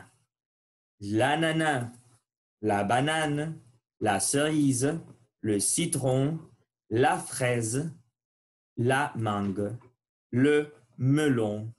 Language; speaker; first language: French; non-native, learner; Spanish